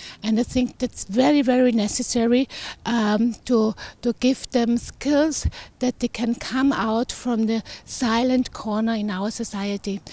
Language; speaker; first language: English; non-native, fluent; German